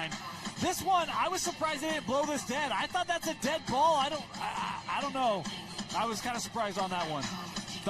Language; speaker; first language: English; native; English